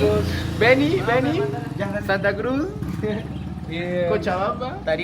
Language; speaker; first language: Spanish; native; Spanish